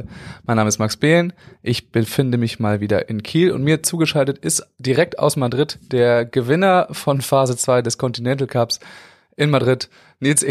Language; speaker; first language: German; native; German